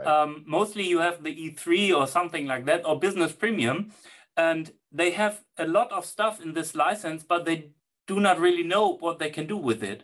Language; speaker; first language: English; non-native, fluent; German